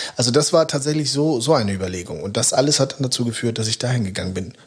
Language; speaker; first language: German; native; German